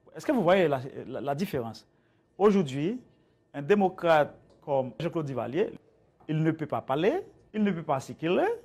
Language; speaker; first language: French; native; French